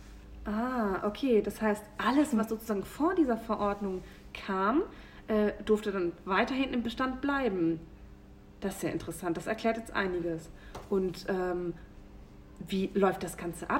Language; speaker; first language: German; native; German